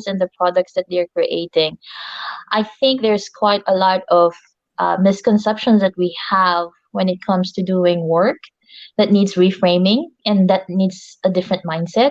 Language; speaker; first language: English; non-native, local second language; Filipino